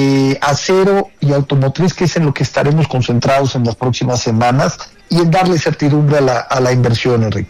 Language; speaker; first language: Spanish; native; Spanish